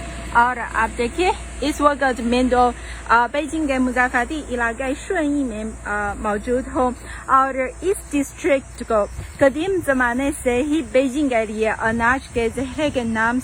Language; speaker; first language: Urdu; non-native, fluent; Chinese